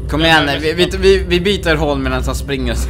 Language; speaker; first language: Swedish; native; Swedish